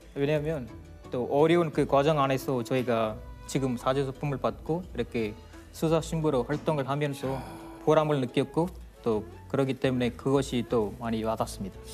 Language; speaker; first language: Korean; non-native, fluent; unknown